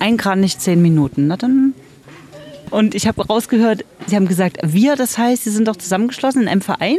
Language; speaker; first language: German; native; German